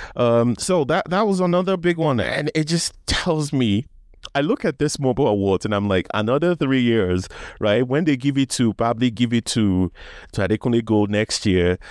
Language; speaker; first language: English; non-native, local second language; Yoruba